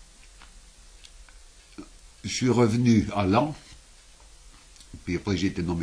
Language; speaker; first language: French; native; French